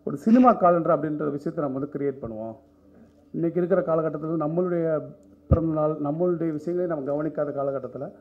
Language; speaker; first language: Tamil; native; Tamil